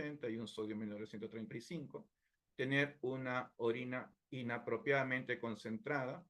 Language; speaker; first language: Spanish; native; Spanish